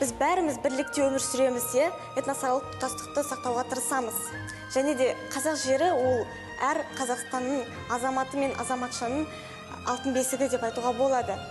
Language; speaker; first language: Kazakh; non-native, local second language; Russian